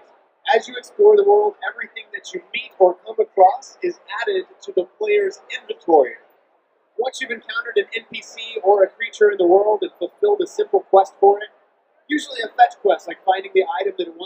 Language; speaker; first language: English; native; English